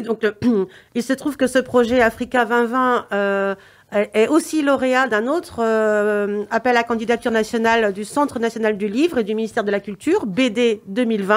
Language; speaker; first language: French; native; French